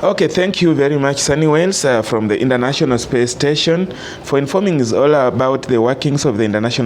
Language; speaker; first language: English; non-native, local second language; Swahili